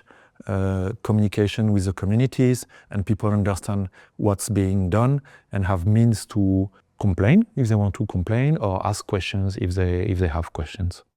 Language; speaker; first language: English; non-native, fluent; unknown